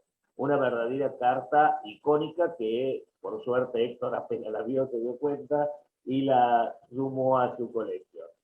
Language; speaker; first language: Spanish; native; Spanish